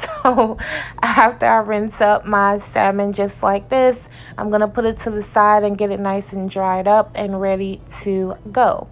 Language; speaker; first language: English; native; English